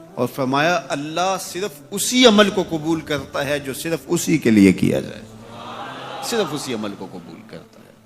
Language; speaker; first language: Urdu; non-native, local second language; Punjabi